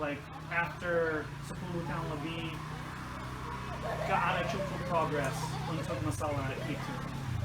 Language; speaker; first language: Indonesian; non-native, learner; English